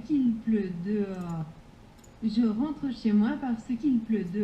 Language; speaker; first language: French; non-native, learner; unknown